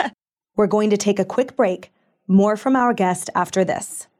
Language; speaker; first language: English; early bilingual, other home language; Italian